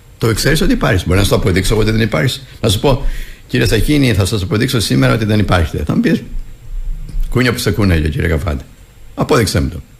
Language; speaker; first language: Greek; native; Greek